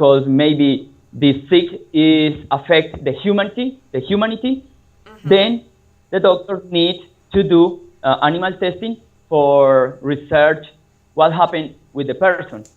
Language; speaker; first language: English; non-native, learner; Spanish